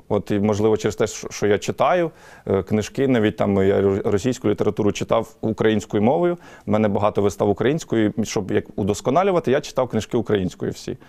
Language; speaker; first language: Ukrainian; native; Ukrainian